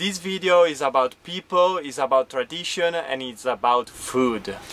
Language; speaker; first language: English; non-native, learner; Italian